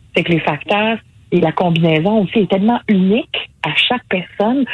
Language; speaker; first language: French; native; French